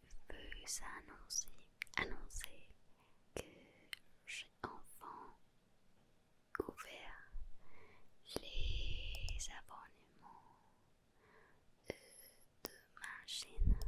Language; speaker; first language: French; non-native, learner; Spanish